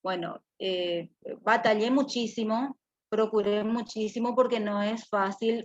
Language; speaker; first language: Spanish; native; Spanish